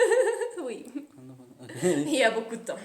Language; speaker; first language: French; early bilingual, heritage; Spanish